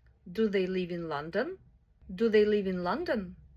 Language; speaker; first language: English; non-native, fluent; Ukrainian